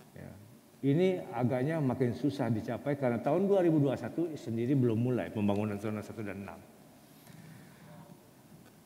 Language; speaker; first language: Indonesian; native; Indonesian